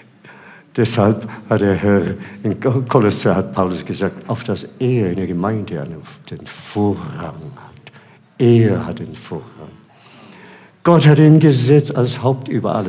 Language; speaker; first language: German; non-native, fluent; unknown